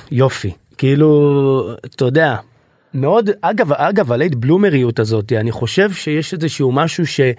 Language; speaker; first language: Hebrew; native; Hebrew